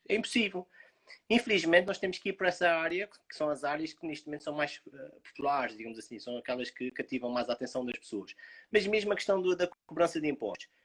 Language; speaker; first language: Portuguese; native; Portuguese